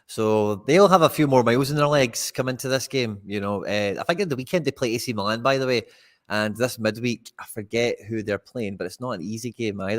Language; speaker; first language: English; native; English